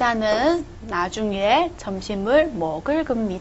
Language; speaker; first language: Korean; non-native, fluent; Chinese